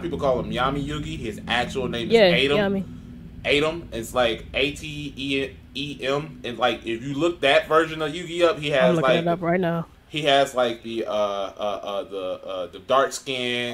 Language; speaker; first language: English; native; English